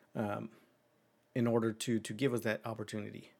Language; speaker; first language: English; early bilingual, other home language; Spanish